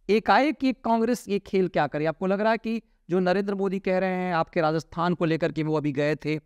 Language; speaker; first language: Hindi; native; Hindi